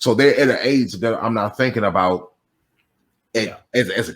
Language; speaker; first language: English; native; English